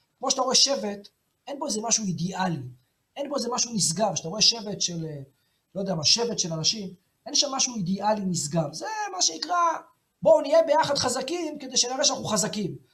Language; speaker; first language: Hebrew; native; Hebrew